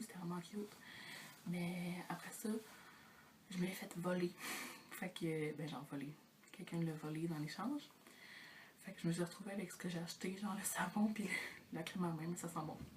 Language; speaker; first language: French; native; French